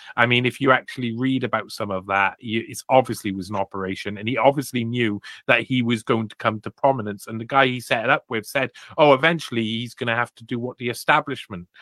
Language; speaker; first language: English; native; English